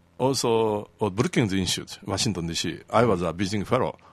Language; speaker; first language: English; non-native, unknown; Japanese